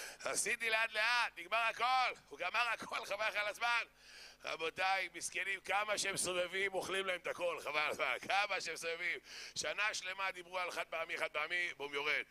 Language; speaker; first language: Hebrew; native; Hebrew